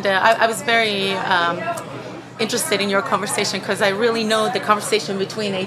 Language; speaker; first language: English; non-native, fluent; Bosnian